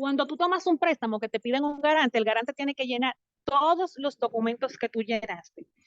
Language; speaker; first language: Spanish; native; Spanish